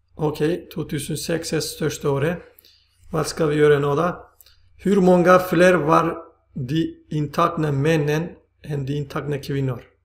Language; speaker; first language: Swedish; non-native, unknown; Turkish